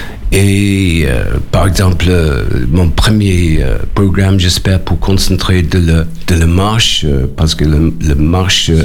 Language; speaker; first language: French; non-native, learner; English